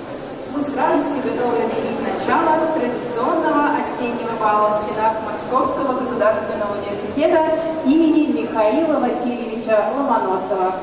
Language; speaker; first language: Russian; native; Russian